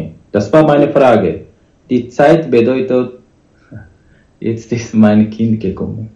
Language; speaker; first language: German; non-native, learner; Japanese